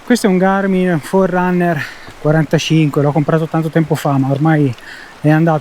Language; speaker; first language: Italian; native; Italian